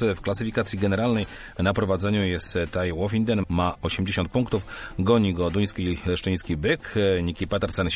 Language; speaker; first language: Polish; native; Polish